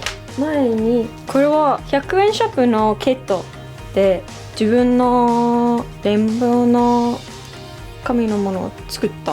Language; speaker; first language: Japanese; non-native, learner; English